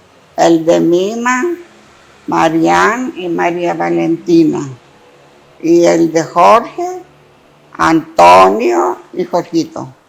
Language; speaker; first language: Spanish; non-native, fluent; Greek